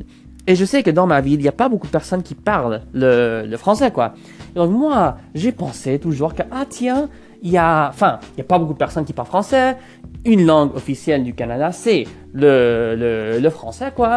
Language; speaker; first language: French; non-native, fluent; English